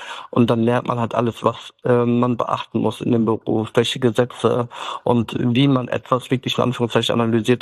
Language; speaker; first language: German; early bilingual, other home language; Turkish